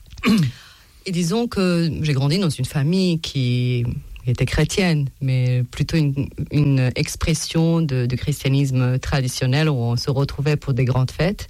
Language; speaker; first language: French; non-native, fluent; Serbian